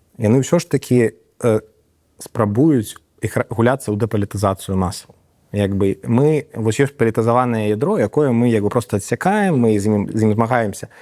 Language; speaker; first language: Belarusian; non-native, local second language; Russian